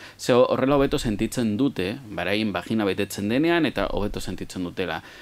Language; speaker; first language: Basque; native; Basque